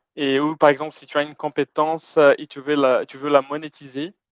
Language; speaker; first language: French; non-native, fluent; Portuguese